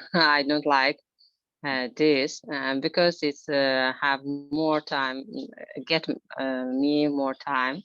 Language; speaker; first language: English; non-native, learner; Azerbaijani